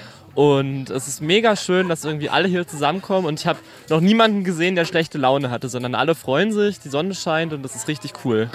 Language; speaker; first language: German; native; German